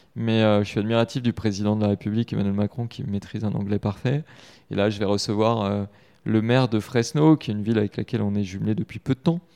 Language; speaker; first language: French; native; French